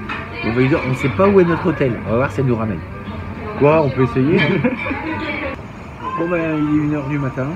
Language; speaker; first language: French; native; French